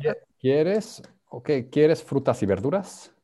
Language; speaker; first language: Spanish; non-native, learner; English